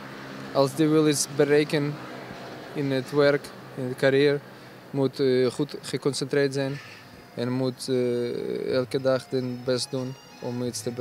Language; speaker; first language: Dutch; non-native, learner; Ukrainian